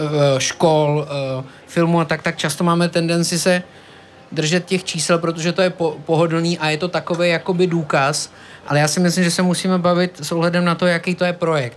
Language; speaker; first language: Czech; native; Czech